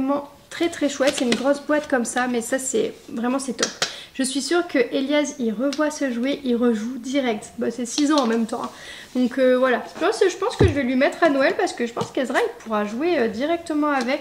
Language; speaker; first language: French; native; French